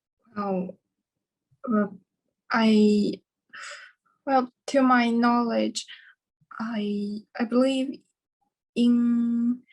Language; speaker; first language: English; non-native, learner; Chinese